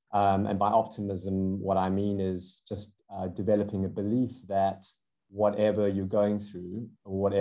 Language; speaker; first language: English; native; English